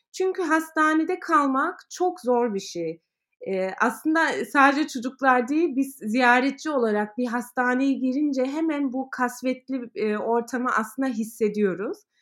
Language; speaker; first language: Turkish; early bilingual, heritage; Turkish